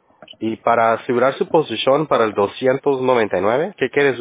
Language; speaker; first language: Spanish; early bilingual, heritage; Spanish